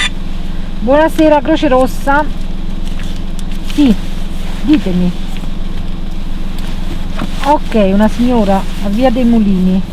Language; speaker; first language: Italian; native; Italian